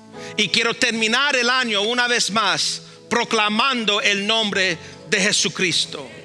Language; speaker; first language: Spanish; early bilingual, heritage; Spanish